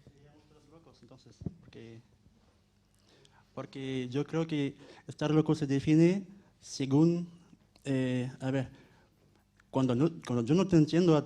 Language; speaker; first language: Spanish; early bilingual, heritage; Spanish